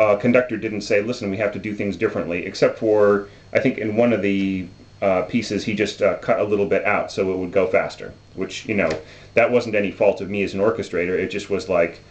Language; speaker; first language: English; native; English